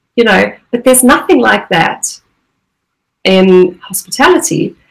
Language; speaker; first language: English; native; English